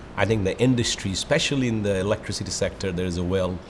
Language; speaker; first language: English; non-native, local second language; Bangla